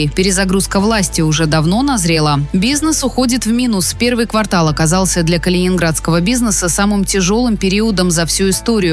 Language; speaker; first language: Russian; native; Russian